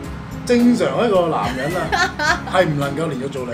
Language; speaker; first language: Cantonese; native; Cantonese